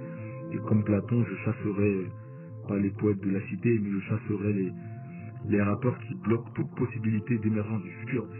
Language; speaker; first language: French; native; French